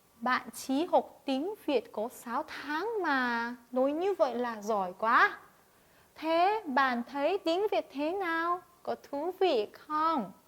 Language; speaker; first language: Vietnamese; non-native, fluent; Korean